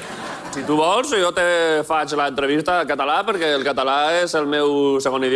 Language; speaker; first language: Catalan; non-native, local second language; Spanish